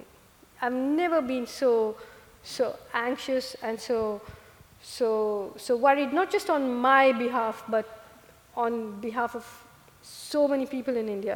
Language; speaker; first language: English; non-native, local second language; Malayalam